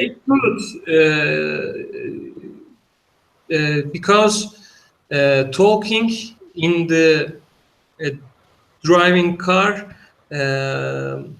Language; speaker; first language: English; non-native, learner; Turkish